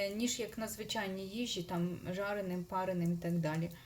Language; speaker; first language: Ukrainian; non-native, local second language; Russian